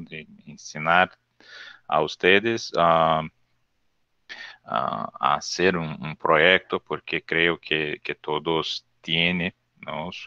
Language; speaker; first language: Spanish; non-native, learner; Portuguese